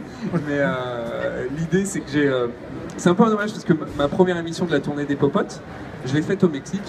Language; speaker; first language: French; native; French